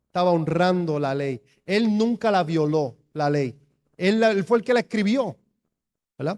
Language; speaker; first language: Spanish; native; Spanish